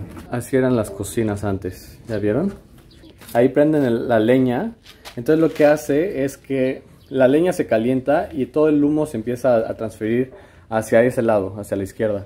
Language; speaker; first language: Spanish; native; Spanish